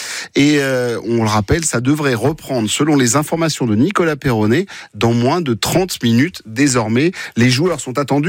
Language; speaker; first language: French; native; French